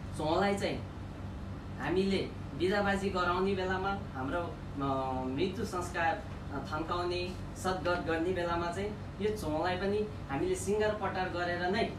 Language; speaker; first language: Nepali; non-native, local second language; Gurung